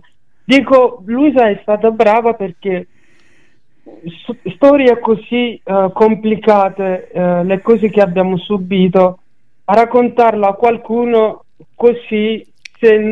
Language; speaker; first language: Italian; non-native, fluent; Bambara